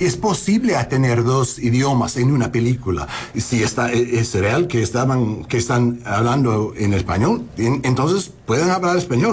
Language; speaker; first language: Spanish; non-native, learner; English